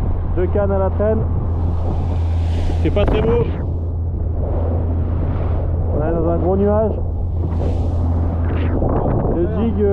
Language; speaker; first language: French; native; French